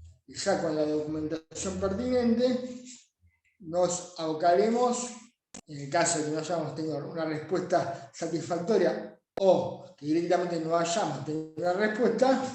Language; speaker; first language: Spanish; native; Spanish